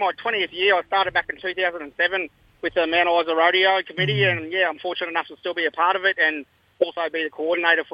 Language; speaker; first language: English; native; English